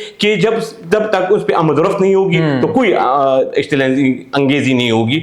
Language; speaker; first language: Urdu; non-native, local second language; Pashto